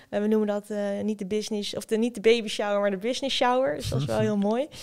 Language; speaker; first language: Dutch; native; Dutch